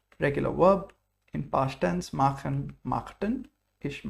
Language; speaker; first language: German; non-native, fluent; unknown